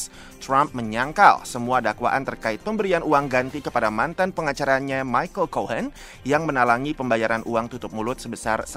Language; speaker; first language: Indonesian; native; Indonesian